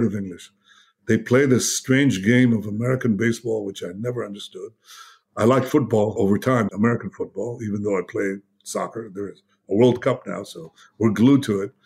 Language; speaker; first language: English; non-native, fluent; Hebrew